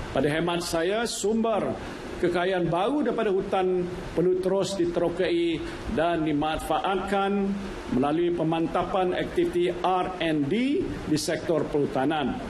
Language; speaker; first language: Malay; native; Malay